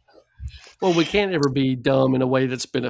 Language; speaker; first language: English; native; English